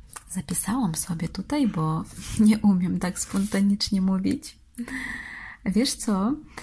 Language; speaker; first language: Polish; non-native, fluent; Russian